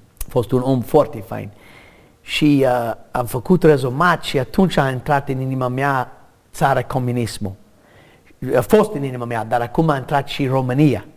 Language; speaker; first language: Romanian; non-native, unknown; English